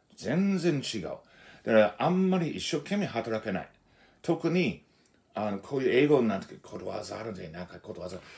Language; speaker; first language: Japanese; non-native, fluent; English